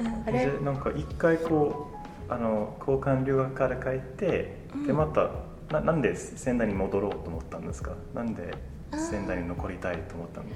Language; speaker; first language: Japanese; non-native, fluent; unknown